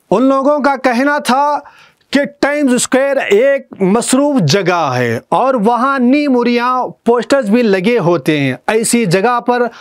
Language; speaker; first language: Urdu; native; Urdu